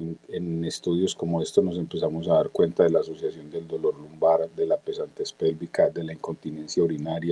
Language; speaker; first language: Spanish; native; Spanish